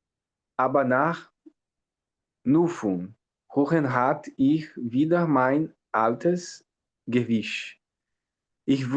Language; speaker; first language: German; non-native, learner; Portuguese